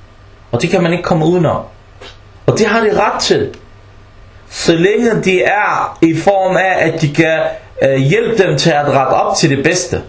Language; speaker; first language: Danish; early bilingual, other home language; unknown